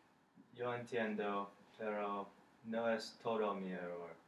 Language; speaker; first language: Spanish; non-native, learner; English